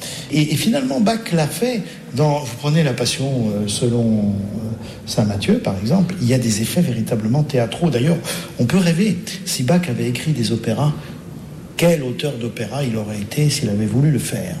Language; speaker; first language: French; native; French